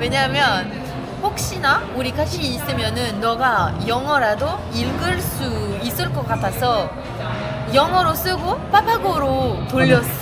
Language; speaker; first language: Korean; non-native, fluent; French